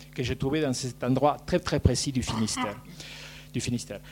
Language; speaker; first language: French; non-native, fluent; Spanish